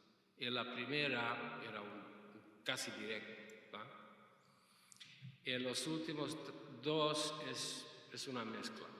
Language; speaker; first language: Spanish; non-native, fluent; Hungarian